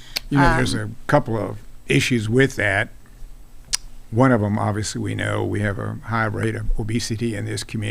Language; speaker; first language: English; native; English